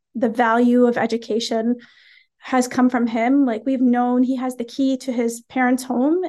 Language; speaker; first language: English; early bilingual, other home language; Arabic